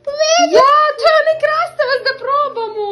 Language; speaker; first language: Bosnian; early bilingual, heritage; Serbian